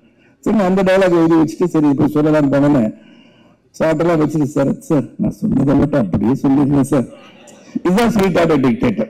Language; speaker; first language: Tamil; native; Tamil